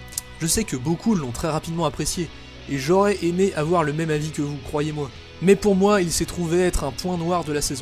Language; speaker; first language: French; native; French